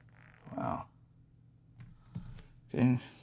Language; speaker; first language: English; native; English